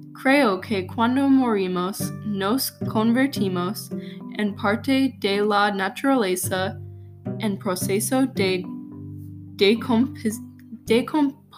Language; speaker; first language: Spanish; non-native, learner; English